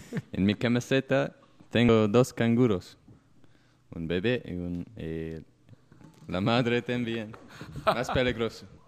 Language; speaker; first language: Spanish; non-native, learner; English